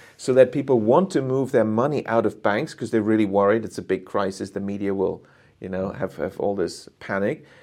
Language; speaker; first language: English; non-native, fluent; German